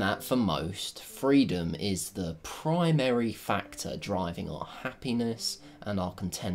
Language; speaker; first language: English; native; English